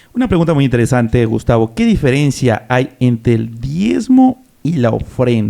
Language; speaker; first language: Spanish; native; Spanish